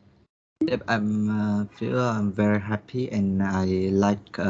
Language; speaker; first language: English; non-native, learner; Vietnamese